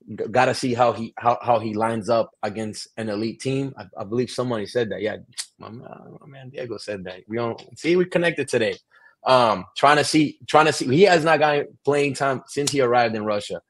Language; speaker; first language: English; early bilingual, other home language; Spanish